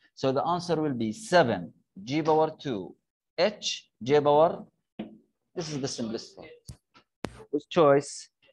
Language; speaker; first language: English; non-native, fluent; Arabic